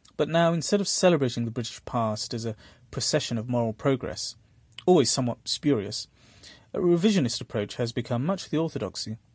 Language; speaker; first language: English; early bilingual, other home language; Bangla